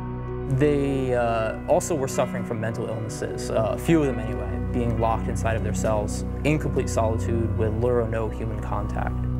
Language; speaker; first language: English; native; English